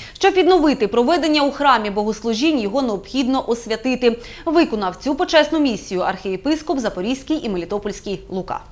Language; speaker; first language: Ukrainian; native; Ukrainian